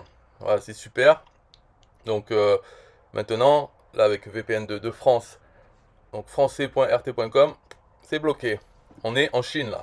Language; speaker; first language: French; native; French